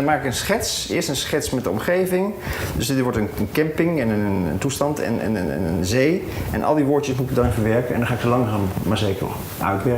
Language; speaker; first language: Dutch; native; Dutch